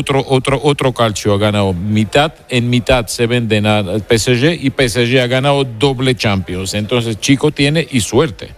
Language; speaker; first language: Spanish; non-native, fluent; Georgian